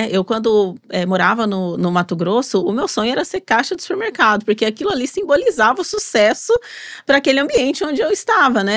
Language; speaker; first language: Portuguese; native; Portuguese